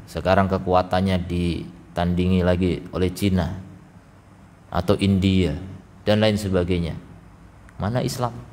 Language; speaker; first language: Indonesian; native; Indonesian